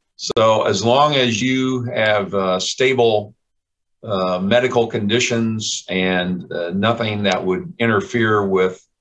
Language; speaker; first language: English; native; English